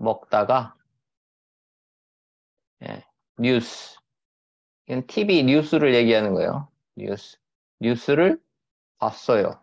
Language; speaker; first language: Korean; native; Korean